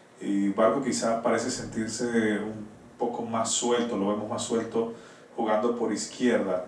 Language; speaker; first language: Spanish; native; Spanish